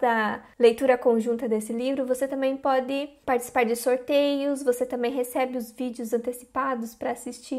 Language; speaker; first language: Portuguese; native; Portuguese